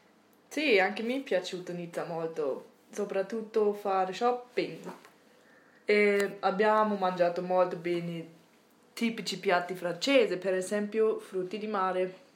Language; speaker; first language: Italian; non-native, learner; German